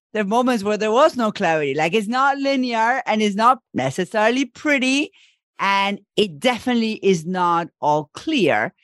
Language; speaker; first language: English; non-native, fluent; Spanish